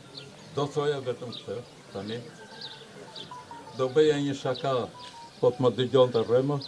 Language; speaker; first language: Albanian; native; Albanian